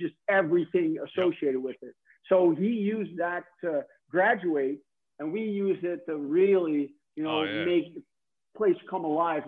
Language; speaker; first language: English; non-native, fluent; Dutch